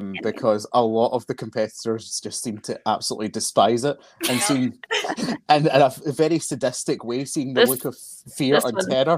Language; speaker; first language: English; native; English